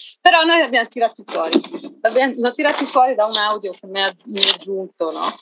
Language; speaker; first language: Italian; native; Italian